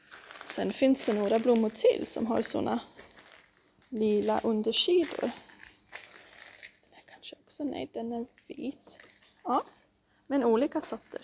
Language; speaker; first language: Swedish; non-native, fluent; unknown